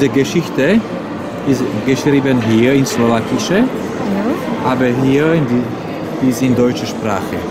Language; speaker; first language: German; non-native, learner; Slovak